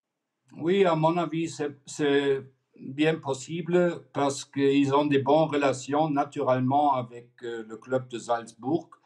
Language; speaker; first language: French; non-native, fluent; German